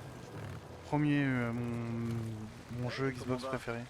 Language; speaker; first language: French; native; French